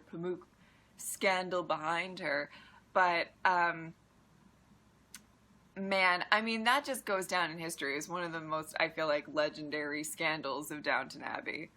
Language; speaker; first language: English; native; English